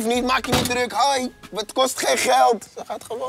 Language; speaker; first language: Dutch; native; Dutch